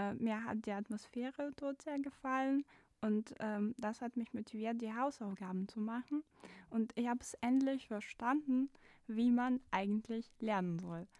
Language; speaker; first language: German; non-native, fluent; Russian